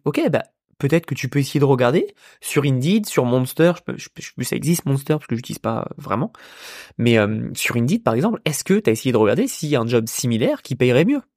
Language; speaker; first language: French; native; French